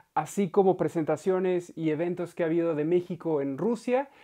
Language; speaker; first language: Spanish; native; Spanish